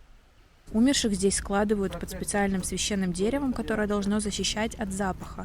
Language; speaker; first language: Russian; native; Russian